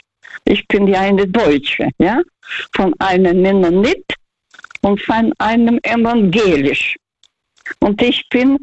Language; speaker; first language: German; non-native, fluent; Russian